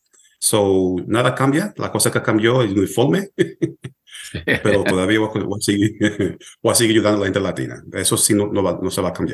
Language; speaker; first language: Spanish; early bilingual, heritage; Spanish